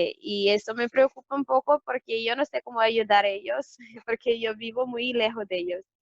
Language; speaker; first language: Spanish; non-native, learner; Portuguese